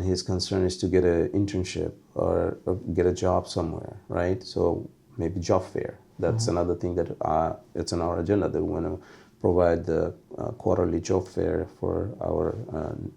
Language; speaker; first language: English; non-native, local second language; Bangla